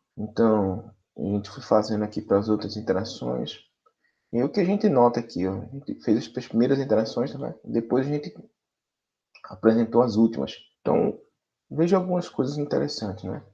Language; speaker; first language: Portuguese; native; Portuguese